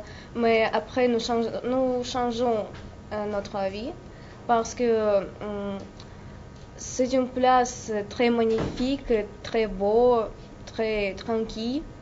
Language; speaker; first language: French; non-native, learner; Russian